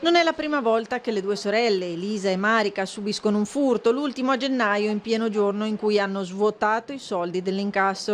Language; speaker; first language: Italian; native; Italian